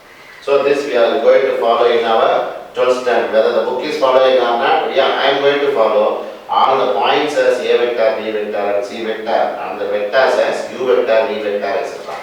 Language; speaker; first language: English; non-native, local second language; Tamil